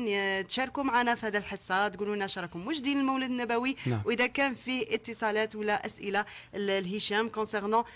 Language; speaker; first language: Arabic; native; Arabic